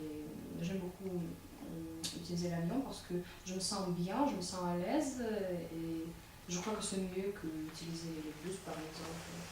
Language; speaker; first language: French; non-native, fluent; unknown